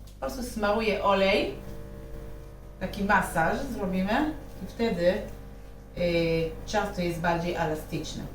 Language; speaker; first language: Polish; non-native, learner; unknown